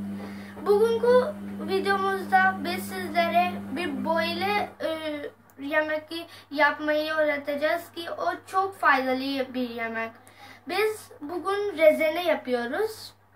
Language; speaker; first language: Turkish; non-native, learner; Urdu